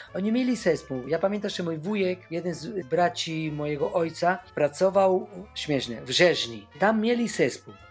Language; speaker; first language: Polish; non-native, fluent; Spanish